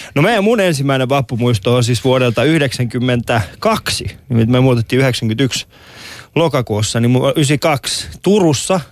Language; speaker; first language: Finnish; early bilingual, other home language; Persian